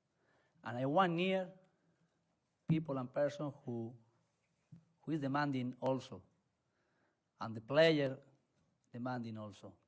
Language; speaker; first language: English; non-native, learner; Spanish